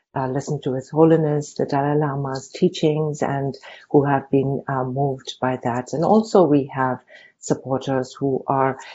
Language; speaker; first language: English; non-native, local second language; Tibetan